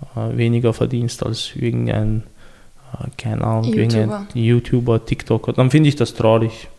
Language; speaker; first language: German; early bilingual, other home language; Chechen